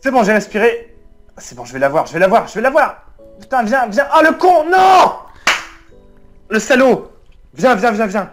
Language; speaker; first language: French; native; French